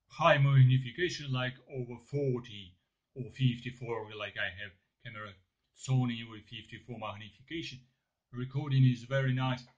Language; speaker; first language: English; non-native, learner; Ukrainian